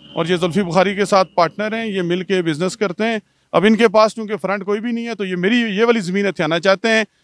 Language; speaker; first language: Urdu; non-native, local second language; Punjabi